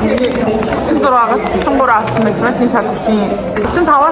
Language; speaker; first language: Mongolian; native; Mongolian